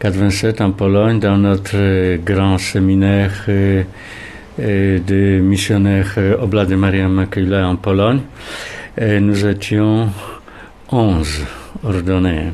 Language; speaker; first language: French; non-native, fluent; Polish